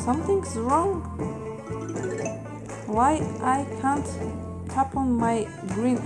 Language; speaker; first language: English; non-native, fluent; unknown